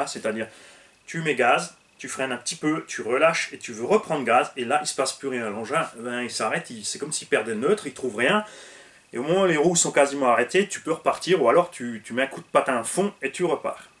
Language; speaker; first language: French; native; French